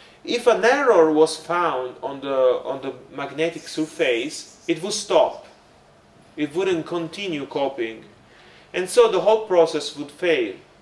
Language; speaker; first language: English; non-native, fluent; Italian